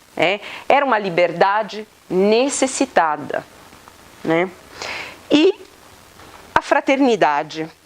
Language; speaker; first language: Portuguese; non-native, fluent; Italian